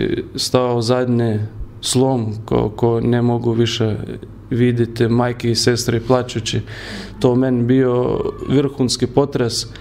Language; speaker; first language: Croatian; non-native, learner; Lithuanian